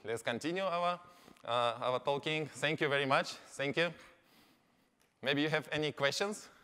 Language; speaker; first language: English; non-native, learner; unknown